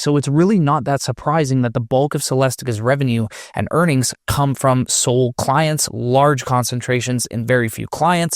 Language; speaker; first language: English; native; English